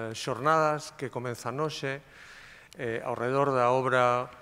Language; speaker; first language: Spanish; non-native, local second language; Galician